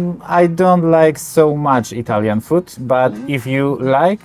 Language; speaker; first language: English; non-native, learner; Polish